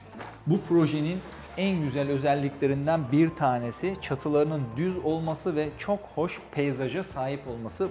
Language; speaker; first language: Turkish; native; Turkish